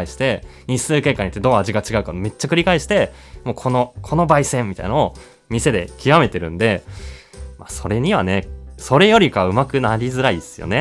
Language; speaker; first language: Japanese; native; Japanese